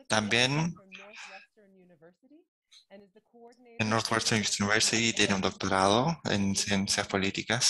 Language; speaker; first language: Spanish; non-native, fluent; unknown